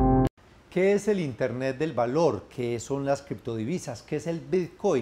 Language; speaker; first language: Spanish; native; Spanish